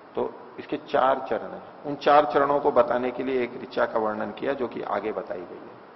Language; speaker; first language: Hindi; native; Hindi